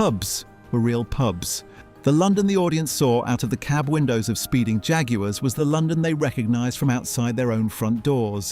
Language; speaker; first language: English; native; English